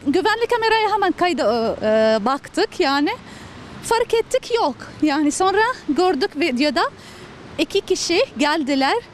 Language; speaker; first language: Turkish; non-native, learner; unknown